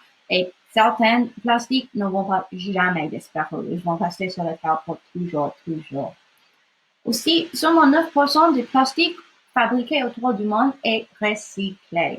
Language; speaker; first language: French; non-native, local second language; English